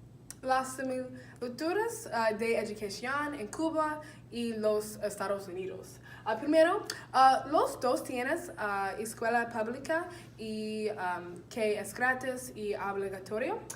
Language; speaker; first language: Spanish; non-native, learner; English